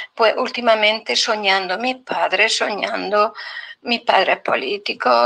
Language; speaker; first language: Spanish; native; Spanish